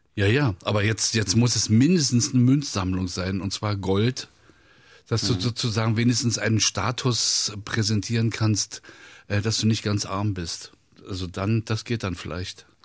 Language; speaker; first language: German; native; German